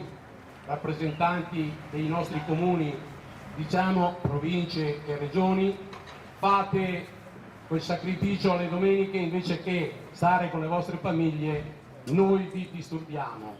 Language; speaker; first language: Italian; native; Italian